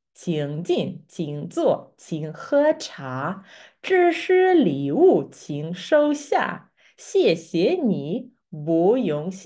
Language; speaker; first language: Chinese; non-native, fluent; Latvian